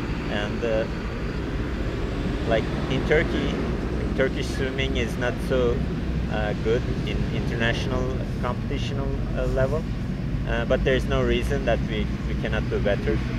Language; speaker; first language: English; non-native, fluent; Turkish